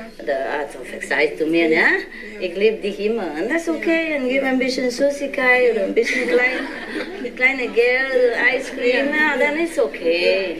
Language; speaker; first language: German; non-native, learner; Vietnamese